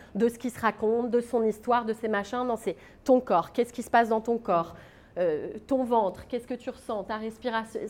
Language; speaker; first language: French; native; French